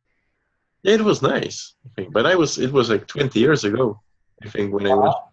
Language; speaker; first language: English; non-native, fluent; Polish